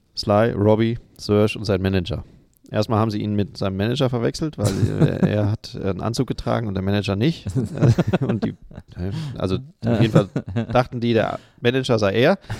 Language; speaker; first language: German; native; German